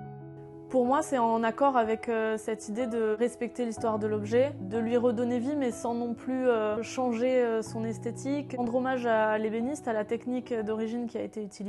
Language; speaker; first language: French; native; French